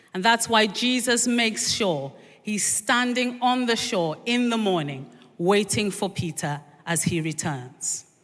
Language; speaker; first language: English; native; English